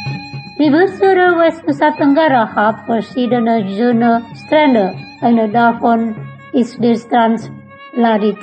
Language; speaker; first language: German; non-native, fluent; Indonesian